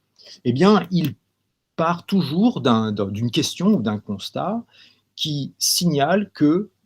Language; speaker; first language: French; native; French